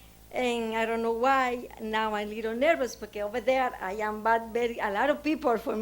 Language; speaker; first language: English; non-native, learner; Spanish